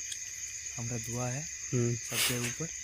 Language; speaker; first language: Hindi; non-native, local second language; Bangla